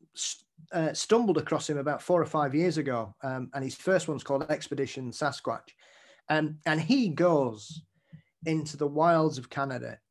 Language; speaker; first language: English; native; English